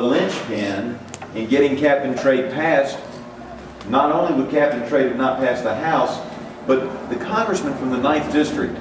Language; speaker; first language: English; native; English